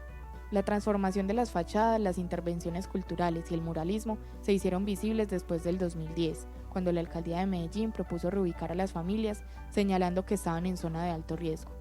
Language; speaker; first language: Spanish; native; Spanish